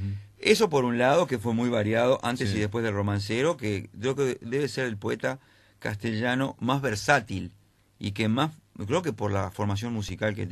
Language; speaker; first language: Spanish; native; Spanish